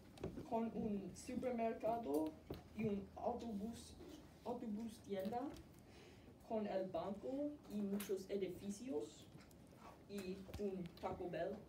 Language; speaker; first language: Spanish; non-native, learner; English